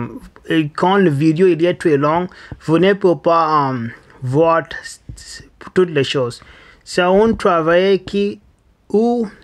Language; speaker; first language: French; non-native, learner; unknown